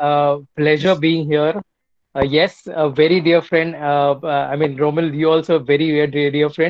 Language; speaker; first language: English; non-native, local second language; Telugu